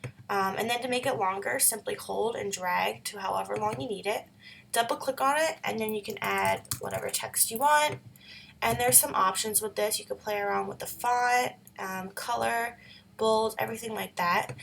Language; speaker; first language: English; native; English